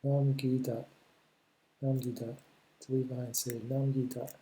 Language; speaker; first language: Korean; non-native, learner; English